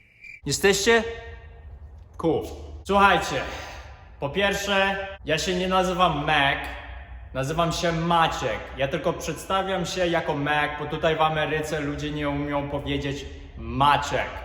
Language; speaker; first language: Polish; early bilingual, heritage; Polish